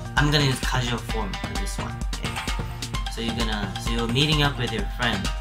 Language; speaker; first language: English; non-native, fluent; Japanese